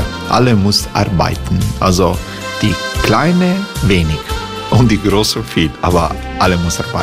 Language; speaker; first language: German; non-native, fluent; Croatian